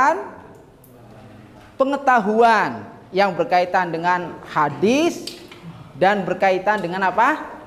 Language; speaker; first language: Indonesian; native; Indonesian